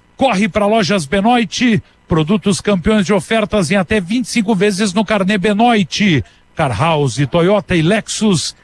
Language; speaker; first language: Portuguese; native; Portuguese